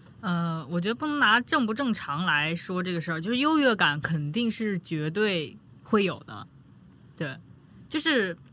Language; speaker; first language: Chinese; native; Chinese